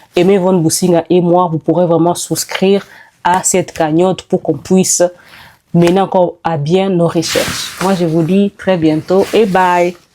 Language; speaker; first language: French; non-native, local second language; Nande